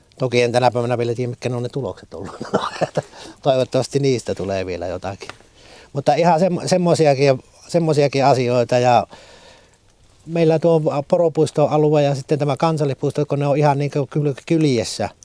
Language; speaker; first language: Finnish; native; Finnish